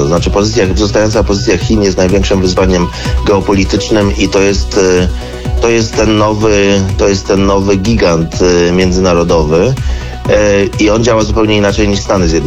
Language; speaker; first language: Polish; native; Polish